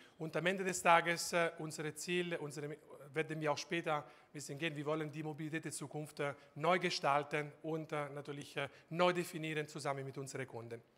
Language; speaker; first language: German; non-native, fluent; Italian